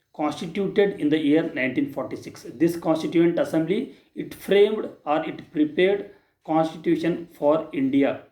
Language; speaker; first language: English; non-native, local second language; Kannada